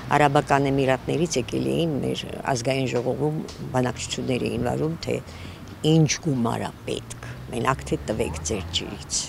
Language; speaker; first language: Armenian; native; Armenian